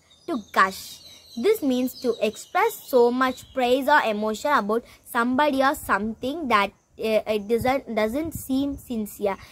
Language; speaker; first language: English; non-native, local second language; Tamil